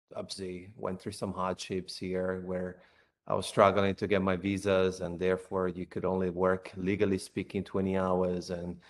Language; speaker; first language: English; non-native, fluent; Italian